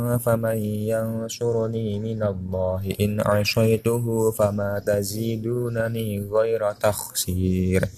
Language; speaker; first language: Arabic; non-native, learner; Javanese